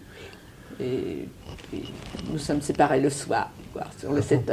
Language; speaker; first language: French; native; French